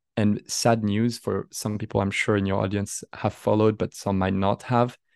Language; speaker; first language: English; non-native, fluent; French